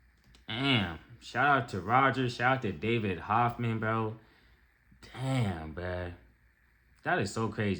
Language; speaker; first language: English; native; English